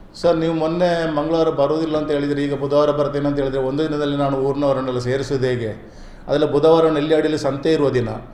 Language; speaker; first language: Kannada; non-native, local second language; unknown